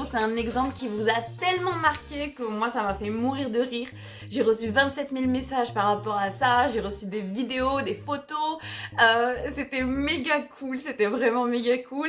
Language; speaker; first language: French; native; French